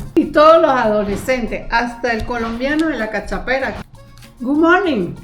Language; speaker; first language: Spanish; native; Spanish